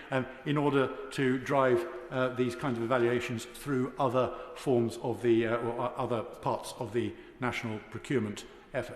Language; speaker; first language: English; native; English